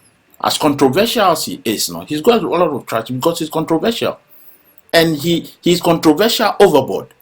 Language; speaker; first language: English; non-native, local second language; Akan